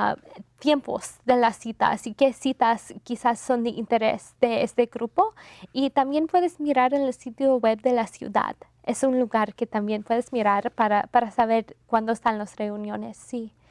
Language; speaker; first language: Spanish; non-native, fluent; English